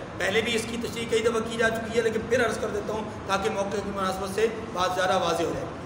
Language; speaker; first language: Urdu; non-native, local second language; Northern Hindko